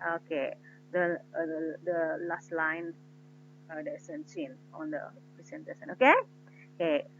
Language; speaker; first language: English; non-native, fluent; Indonesian